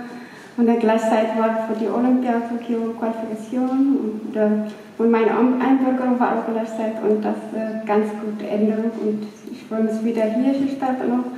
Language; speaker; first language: German; non-native, learner; Amharic